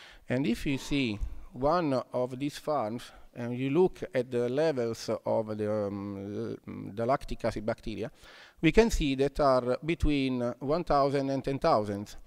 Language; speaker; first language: English; non-native, fluent; Italian